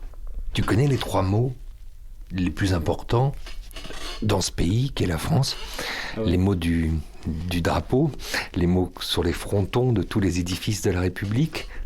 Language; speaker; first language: French; native; French